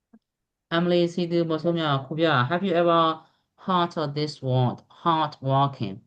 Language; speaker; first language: English; non-native, fluent; Burmese